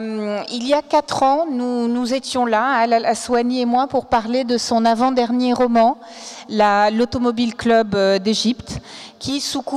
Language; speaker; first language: French; native; French